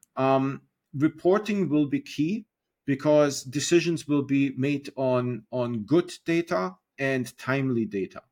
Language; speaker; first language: English; non-native, fluent; German